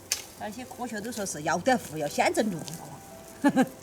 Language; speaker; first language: Chinese; native; Chinese